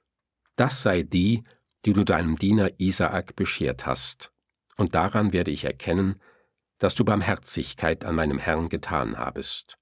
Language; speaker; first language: German; native; German